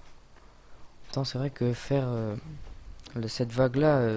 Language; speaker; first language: French; native; French